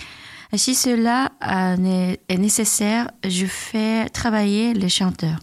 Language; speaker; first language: French; non-native, learner; Korean